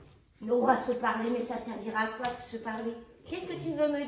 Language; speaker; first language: French; native; French